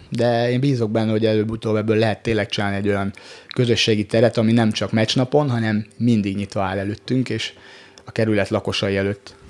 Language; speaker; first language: Hungarian; native; Hungarian